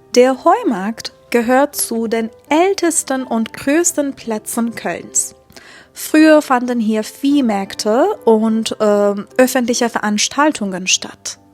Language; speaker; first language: German; non-native, fluent; Persian